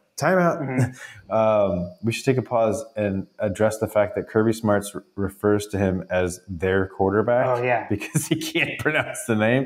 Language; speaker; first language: English; native; English